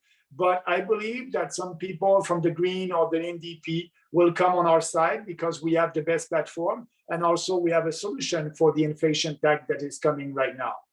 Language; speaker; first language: English; non-native, local second language; French